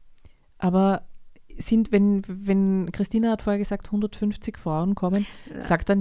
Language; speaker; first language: German; native; German